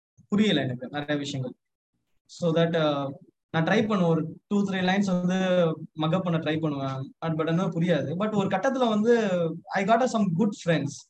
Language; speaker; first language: English; non-native, local second language; Tamil